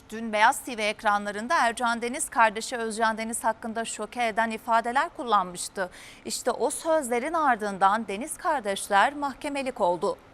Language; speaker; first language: Turkish; native; Turkish